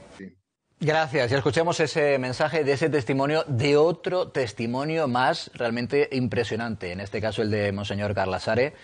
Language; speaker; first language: Spanish; native; Spanish